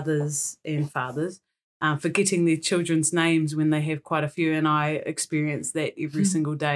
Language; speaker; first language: English; native; English